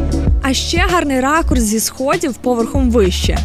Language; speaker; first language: Ukrainian; native; Ukrainian